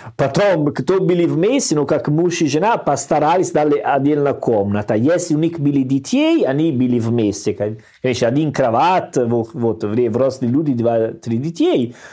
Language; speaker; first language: Russian; non-native, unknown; Italian